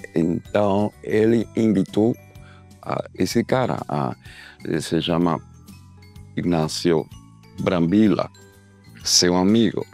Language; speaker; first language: Portuguese; non-native, learner; Spanish